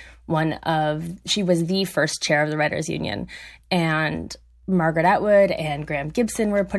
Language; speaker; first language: English; native; English